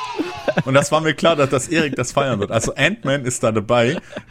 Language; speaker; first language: German; native; German